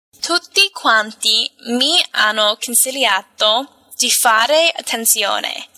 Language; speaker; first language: Italian; non-native, fluent; English